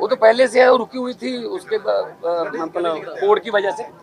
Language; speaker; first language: Hindi; non-native, local second language; Punjabi